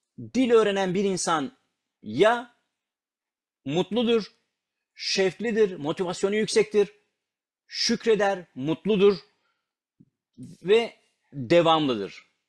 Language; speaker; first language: Turkish; non-native, local second language; Kurdish